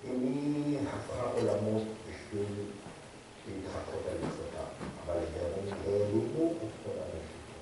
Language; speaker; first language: Hebrew; non-native, fluent; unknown